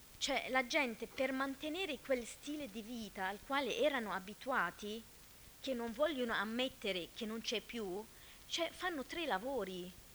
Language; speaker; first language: Italian; non-native, fluent; Arabic